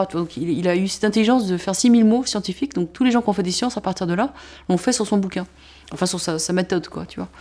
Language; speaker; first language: French; native; French